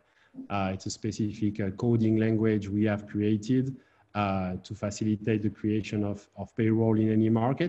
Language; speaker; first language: English; non-native, fluent; French